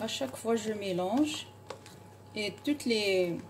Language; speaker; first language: French; non-native, local second language; Arabic